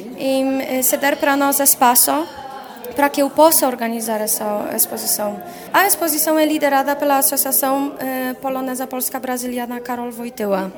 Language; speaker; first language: Portuguese; non-native, fluent; Polish